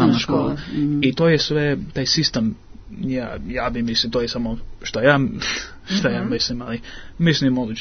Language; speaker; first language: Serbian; early bilingual, heritage; English